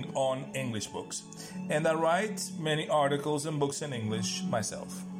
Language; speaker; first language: English; non-native, fluent; Italian